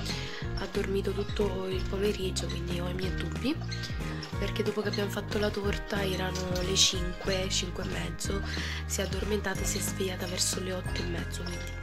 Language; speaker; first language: Italian; native; Italian